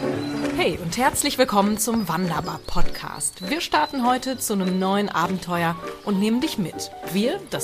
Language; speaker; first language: German; native; German